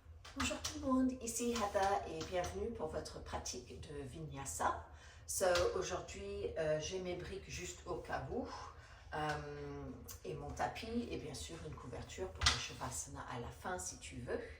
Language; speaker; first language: French; non-native, fluent; English